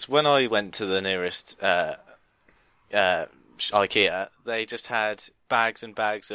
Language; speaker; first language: English; native; English